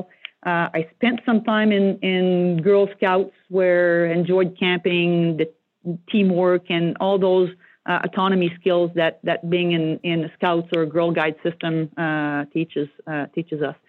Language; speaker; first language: English; non-native, fluent; French